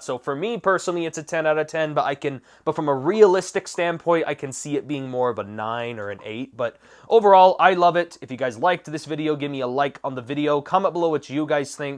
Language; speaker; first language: English; native; English